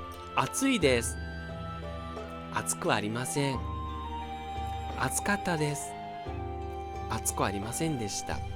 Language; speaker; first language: Japanese; non-native, fluent; Portuguese